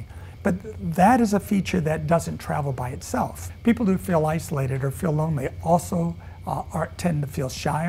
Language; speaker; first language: English; native; English